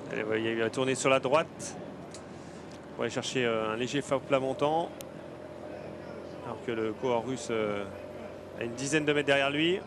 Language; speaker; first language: French; native; French